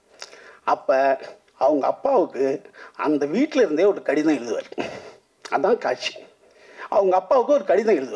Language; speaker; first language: Tamil; native; Tamil